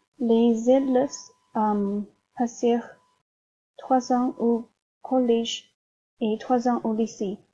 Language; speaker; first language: French; non-native, learner; Chinese